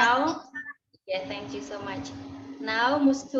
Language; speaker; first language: English; non-native, learner; Khmer